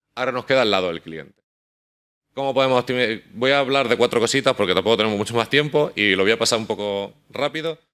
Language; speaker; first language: Spanish; native; Spanish